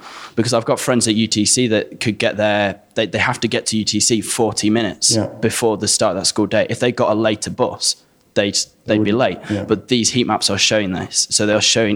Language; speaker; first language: English; native; English